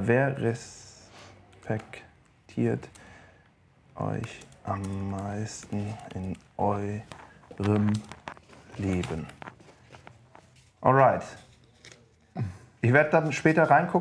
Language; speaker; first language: German; native; German